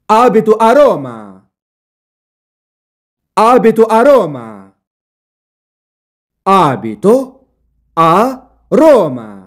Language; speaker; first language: Italian; non-native, fluent; Arabic